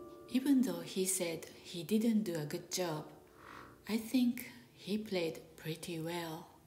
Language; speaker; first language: English; non-native, fluent; Japanese